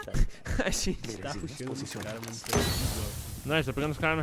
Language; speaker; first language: Portuguese; native; Portuguese